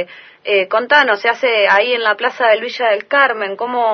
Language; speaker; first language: Spanish; native; Spanish